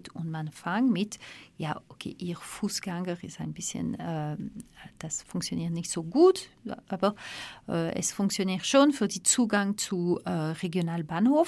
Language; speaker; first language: German; non-native, learner; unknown